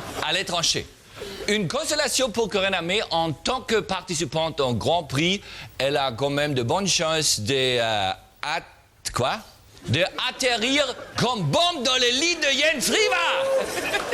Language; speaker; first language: French; non-native, learner; German